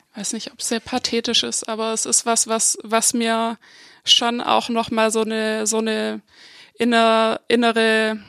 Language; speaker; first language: German; native; German